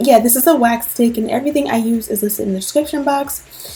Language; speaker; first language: English; native; English